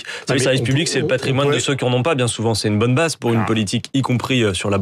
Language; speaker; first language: French; native; French